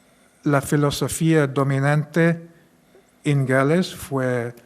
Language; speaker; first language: Spanish; non-native, fluent; English